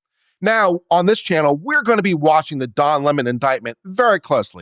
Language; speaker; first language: English; native; English